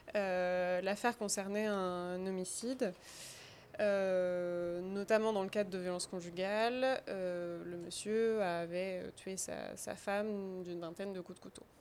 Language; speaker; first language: French; native; French